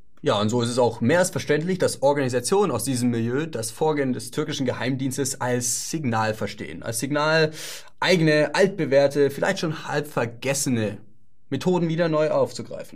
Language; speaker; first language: German; native; German